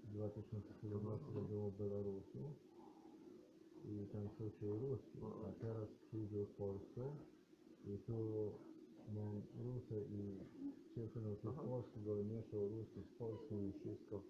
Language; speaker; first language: Polish; non-native, learner; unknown